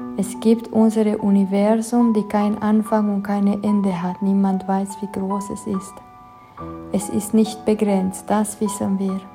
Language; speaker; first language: German; non-native, fluent; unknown